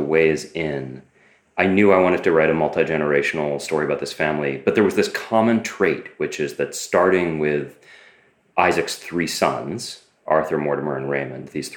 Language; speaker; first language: English; native; English